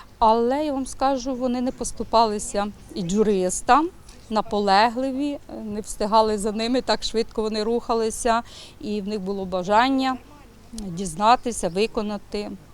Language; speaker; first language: Ukrainian; native; Ukrainian